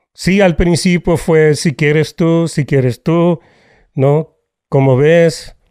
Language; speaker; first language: Spanish; early bilingual, heritage; Spanish